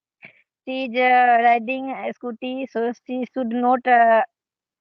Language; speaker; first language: English; non-native, learner; Hindi